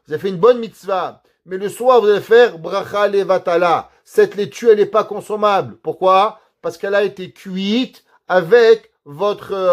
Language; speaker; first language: French; native; French